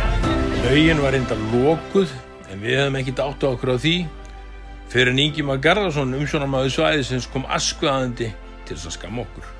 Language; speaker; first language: Icelandic; native; Icelandic